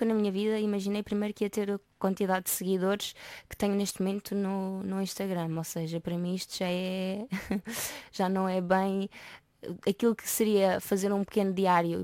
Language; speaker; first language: Portuguese; native; Portuguese